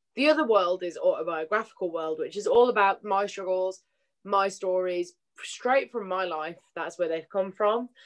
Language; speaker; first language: English; native; English